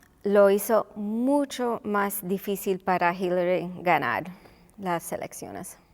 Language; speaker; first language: Spanish; non-native, local second language; English